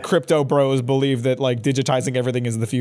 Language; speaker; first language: English; native; English